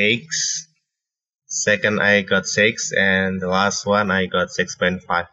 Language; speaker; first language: English; non-native, learner; Indonesian